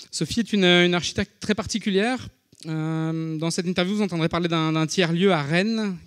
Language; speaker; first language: French; native; French